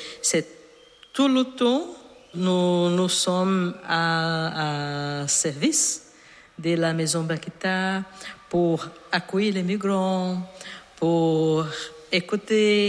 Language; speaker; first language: French; non-native, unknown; Portuguese